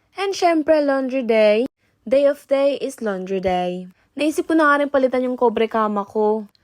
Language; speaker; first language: Filipino; native; Filipino